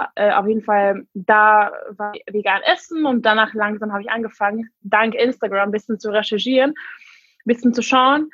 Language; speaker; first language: German; non-native, fluent; Hungarian